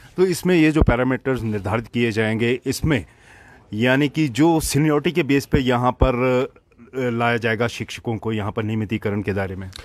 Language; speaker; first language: Hindi; native; Hindi